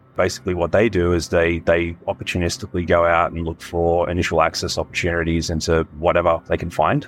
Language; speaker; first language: English; native; English